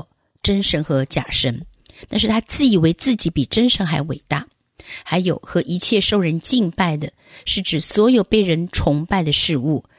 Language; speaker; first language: Chinese; native; Chinese